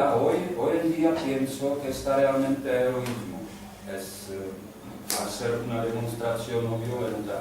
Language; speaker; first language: Spanish; non-native, learner; Czech